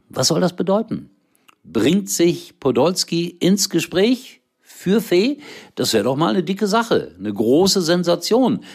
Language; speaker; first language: German; native; German